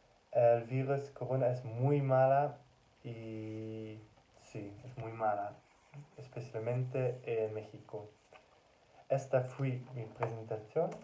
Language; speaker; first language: Spanish; non-native, learner; Dutch